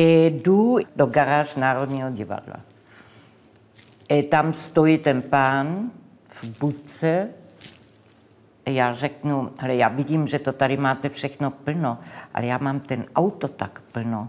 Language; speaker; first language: Czech; non-native, local second language; English